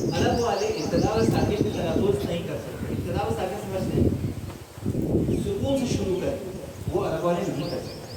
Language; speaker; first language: Urdu; non-native, local second language; Sindhi